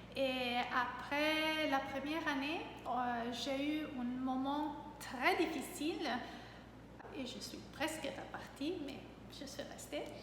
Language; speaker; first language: French; non-native, fluent; German